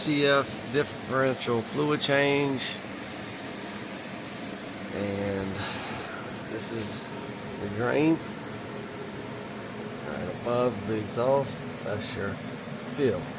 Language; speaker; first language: English; native; English